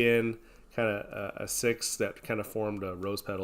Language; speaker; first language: English; native; English